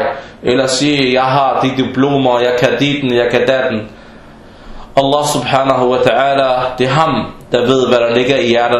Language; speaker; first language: Danish; non-native, fluent; Arabic